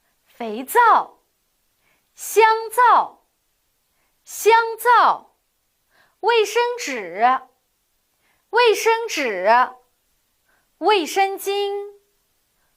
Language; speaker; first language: Chinese; non-native, fluent; Uyghur